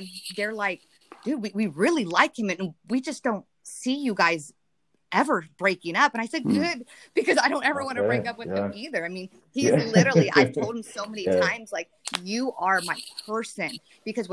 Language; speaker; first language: English; native; English